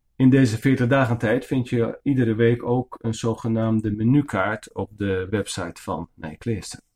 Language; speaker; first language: Dutch; non-native, local second language; Western Frisian